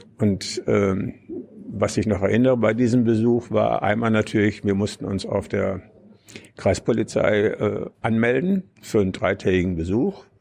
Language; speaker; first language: German; native; German